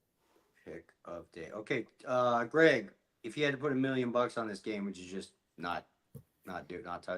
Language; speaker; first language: English; native; English